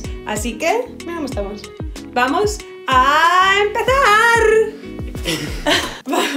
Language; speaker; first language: Spanish; native; Spanish